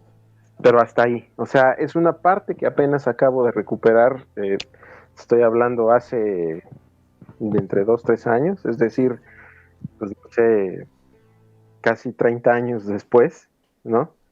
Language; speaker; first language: Spanish; native; Spanish